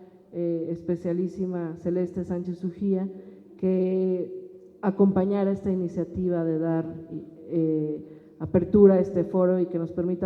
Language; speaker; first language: Spanish; native; Spanish